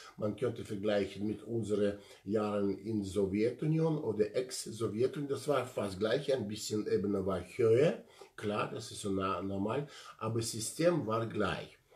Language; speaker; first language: German; non-native, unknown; Russian